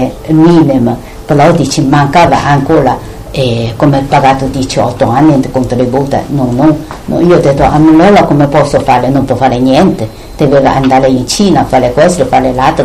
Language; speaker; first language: Italian; non-native, learner; Chinese